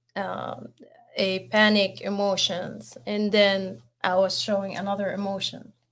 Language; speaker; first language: English; non-native, fluent; Arabic